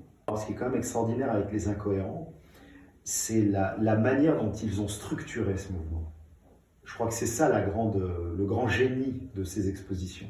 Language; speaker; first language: French; native; French